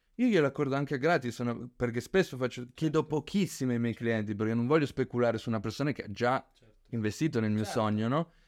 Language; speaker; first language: Italian; early bilingual, other home language; Spanish